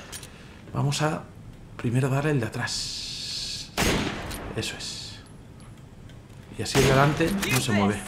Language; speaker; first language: Spanish; native; Spanish